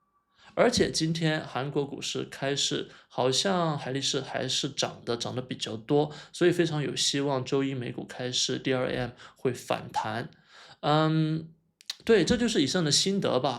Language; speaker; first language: Chinese; native; Chinese